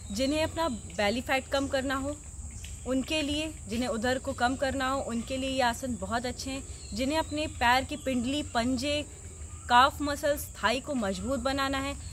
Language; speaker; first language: Hindi; native; Hindi